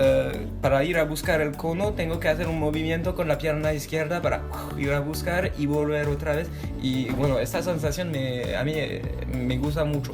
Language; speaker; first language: Spanish; non-native, fluent; French